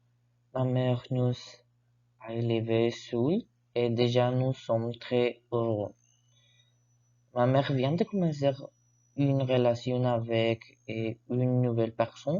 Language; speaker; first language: French; non-native, learner; Spanish